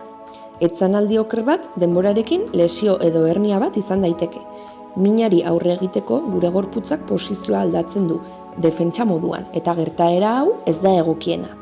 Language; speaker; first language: Basque; native; Basque